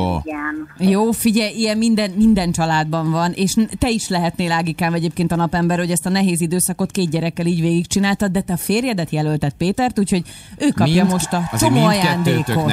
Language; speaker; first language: Hungarian; native; Hungarian